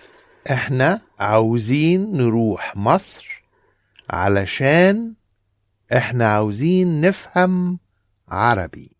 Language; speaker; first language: Arabic; non-native, learner; English